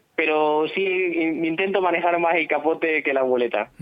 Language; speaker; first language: Spanish; native; Spanish